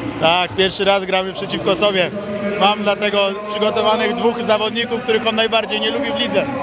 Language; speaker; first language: Polish; native; Polish